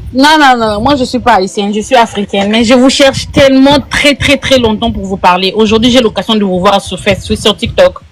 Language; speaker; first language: French; non-native, local second language; Lingala